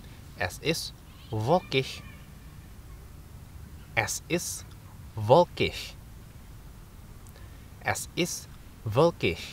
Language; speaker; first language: German; non-native, fluent; Indonesian